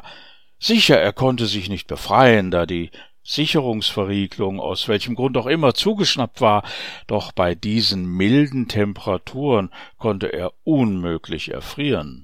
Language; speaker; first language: German; native; German